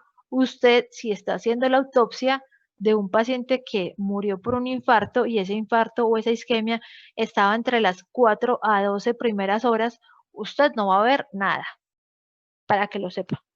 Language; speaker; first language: Spanish; native; Spanish